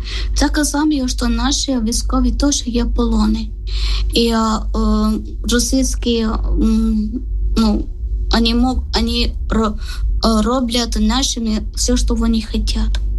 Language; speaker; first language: Ukrainian; non-native, learner; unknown